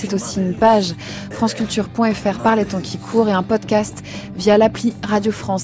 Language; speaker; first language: French; native; French